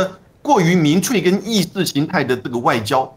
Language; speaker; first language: Chinese; native; Chinese